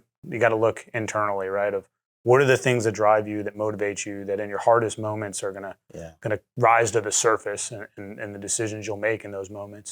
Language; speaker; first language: English; native; English